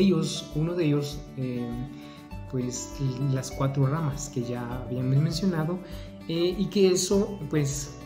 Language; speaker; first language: Spanish; native; Spanish